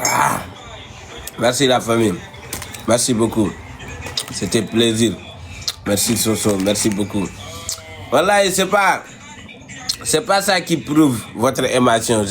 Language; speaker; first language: French; non-native, local second language; Wolof